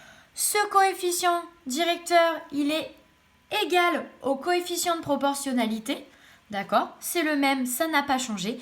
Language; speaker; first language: French; native; French